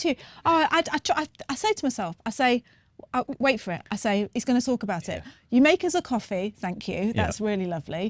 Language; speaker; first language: English; native; English